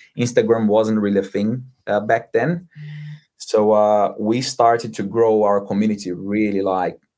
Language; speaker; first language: English; non-native, fluent; Portuguese